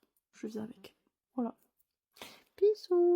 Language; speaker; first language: French; native; French